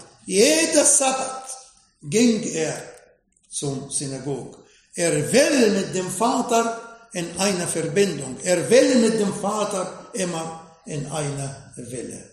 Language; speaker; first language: German; non-native, fluent; Arabic